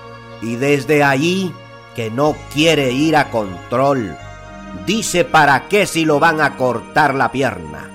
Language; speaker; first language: Spanish; native; Spanish